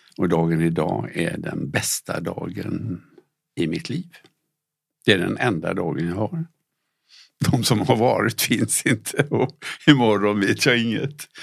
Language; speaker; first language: Swedish; native; Swedish